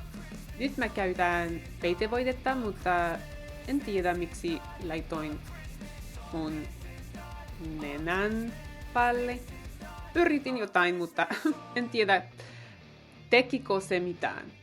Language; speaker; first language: Finnish; non-native, fluent; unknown